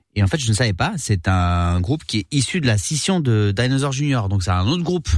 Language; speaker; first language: French; native; French